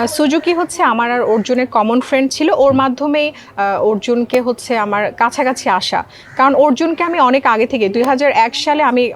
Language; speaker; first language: Bangla; non-native, local second language; Marma